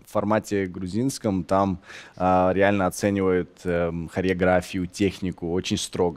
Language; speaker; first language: Ukrainian; non-native, fluent; Georgian